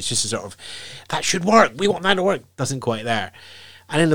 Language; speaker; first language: English; native; English